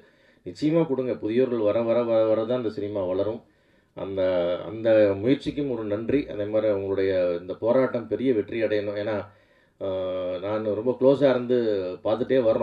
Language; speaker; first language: Tamil; native; Tamil